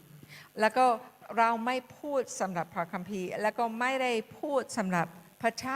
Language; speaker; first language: Thai; non-native, fluent; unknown